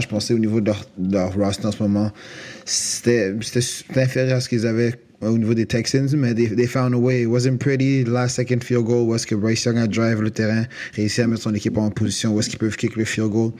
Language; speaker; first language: French; native; French